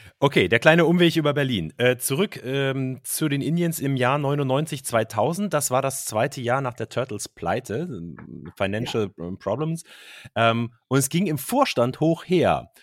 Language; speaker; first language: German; native; German